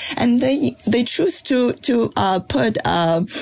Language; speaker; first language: English; non-native, fluent; Chinese